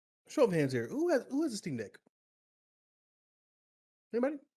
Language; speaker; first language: English; native; English